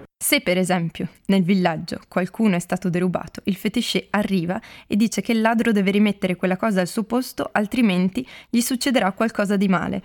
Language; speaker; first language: Italian; native; Italian